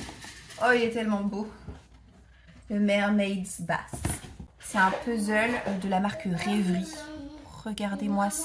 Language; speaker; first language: French; native; French